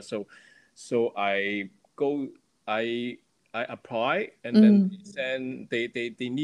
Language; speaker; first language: English; non-native, local second language; Cantonese